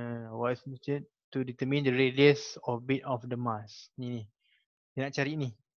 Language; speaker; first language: English; non-native, local second language; Malay